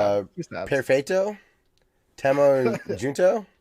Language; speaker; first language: Portuguese; non-native, learner; English